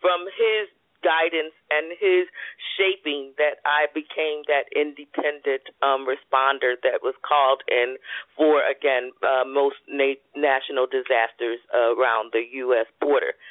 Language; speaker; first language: English; native; English